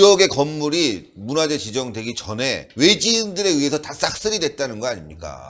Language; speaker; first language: Korean; native; Korean